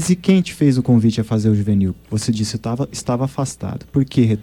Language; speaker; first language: Portuguese; native; Portuguese